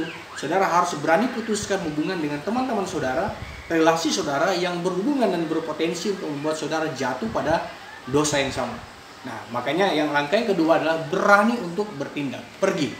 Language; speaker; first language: Indonesian; native; Indonesian